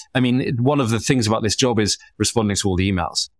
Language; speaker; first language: English; native; English